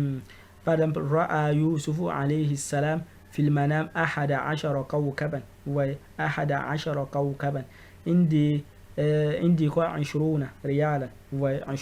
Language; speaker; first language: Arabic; non-native, fluent; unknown